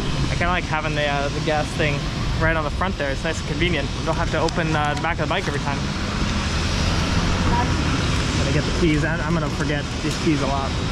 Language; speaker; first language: English; native; English